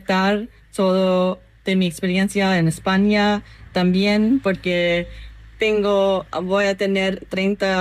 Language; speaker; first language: Spanish; non-native, learner; English